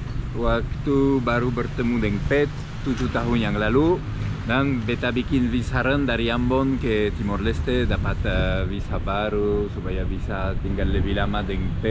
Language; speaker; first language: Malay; non-native, fluent; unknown